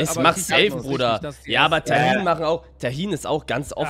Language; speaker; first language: German; native; German